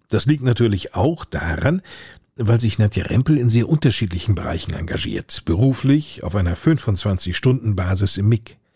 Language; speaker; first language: German; native; German